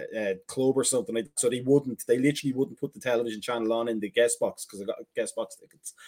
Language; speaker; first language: English; native; English